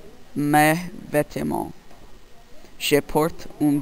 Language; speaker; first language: French; non-native, learner; English